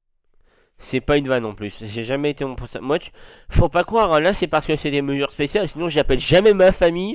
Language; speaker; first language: French; native; French